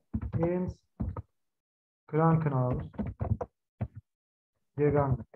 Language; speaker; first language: German; non-native, fluent; Turkish